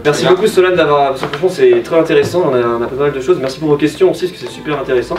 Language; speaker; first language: French; native; French